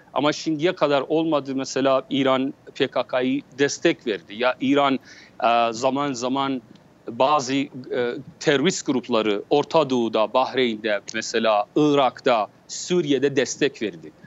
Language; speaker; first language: Turkish; non-native, learner; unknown